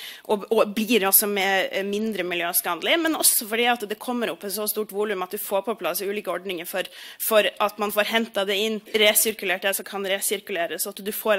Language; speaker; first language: Norwegian; native; Norwegian